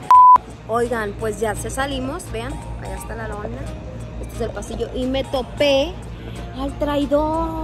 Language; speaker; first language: Spanish; native; Spanish